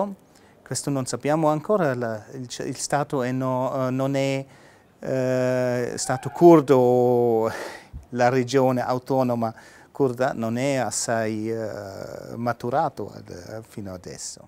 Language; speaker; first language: Italian; non-native, fluent; German